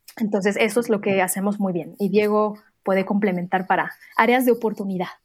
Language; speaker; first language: Spanish; non-native, fluent; Arabic